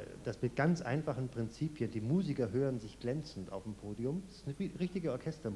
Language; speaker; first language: German; native; German